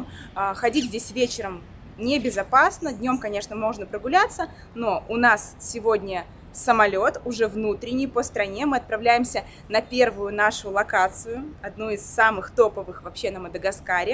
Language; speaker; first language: Russian; native; Russian